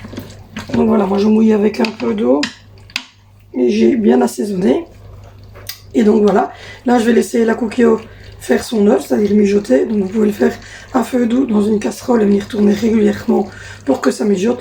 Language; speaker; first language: French; native; French